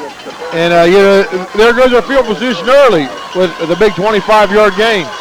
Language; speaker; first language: English; native; English